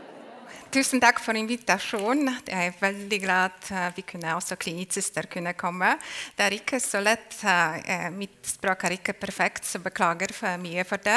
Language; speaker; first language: Norwegian; non-native, fluent; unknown